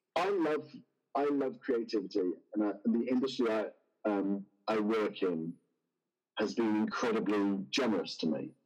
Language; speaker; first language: English; native; English